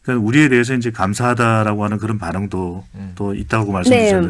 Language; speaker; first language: Korean; native; Korean